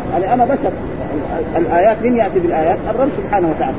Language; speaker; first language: Arabic; native; Arabic